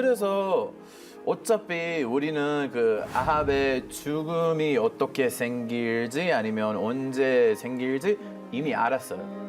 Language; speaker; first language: Korean; non-native, fluent; Hebrew